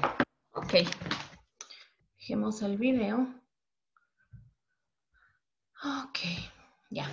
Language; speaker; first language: Spanish; native; Spanish